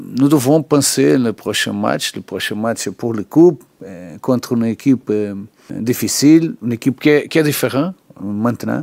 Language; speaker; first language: French; non-native, fluent; Portuguese